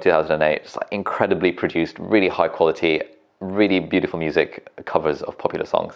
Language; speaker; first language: English; native; English